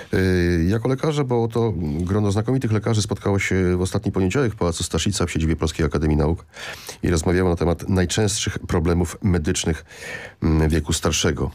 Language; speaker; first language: Polish; native; Polish